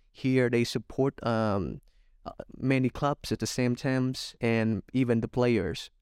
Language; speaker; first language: English; non-native, fluent; Vietnamese